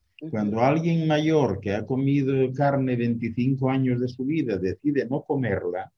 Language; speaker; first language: Spanish; native; Spanish